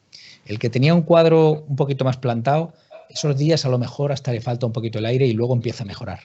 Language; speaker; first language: Spanish; native; Spanish